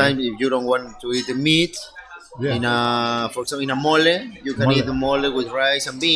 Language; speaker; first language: English; non-native, fluent; Spanish